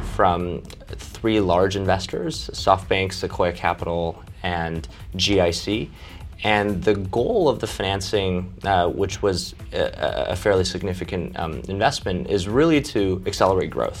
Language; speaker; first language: English; early bilingual, other home language; Chinese